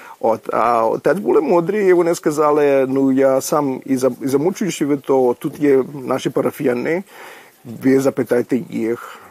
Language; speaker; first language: Ukrainian; early bilingual, heritage; Ukrainian